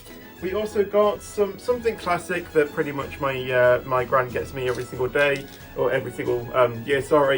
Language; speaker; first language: English; native; English